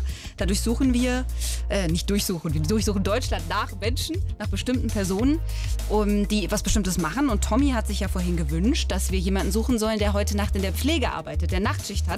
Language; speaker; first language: German; native; German